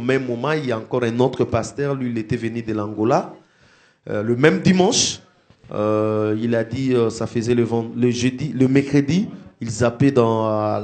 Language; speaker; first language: French; non-native, local second language; Lingala